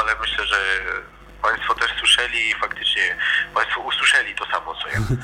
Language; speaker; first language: Polish; native; Polish